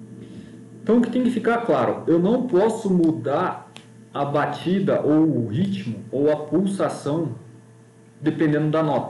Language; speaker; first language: Portuguese; native; Portuguese